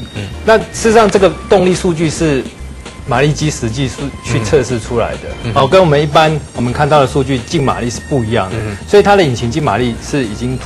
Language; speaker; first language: Chinese; native; Chinese